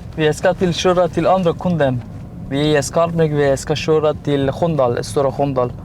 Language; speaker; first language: Swedish; non-native, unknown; Persian